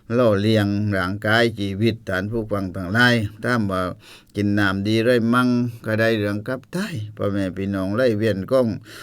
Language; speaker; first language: Thai; native; Thai